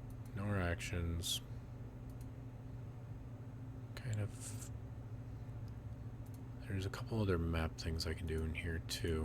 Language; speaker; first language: English; native; English